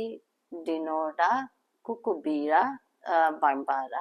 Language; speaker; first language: Shona; non-native, learner; Urdu